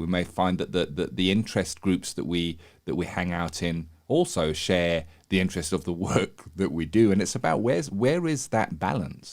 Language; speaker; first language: English; native; English